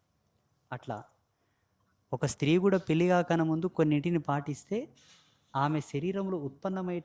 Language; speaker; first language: Telugu; native; Telugu